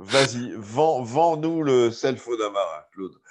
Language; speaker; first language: French; native; French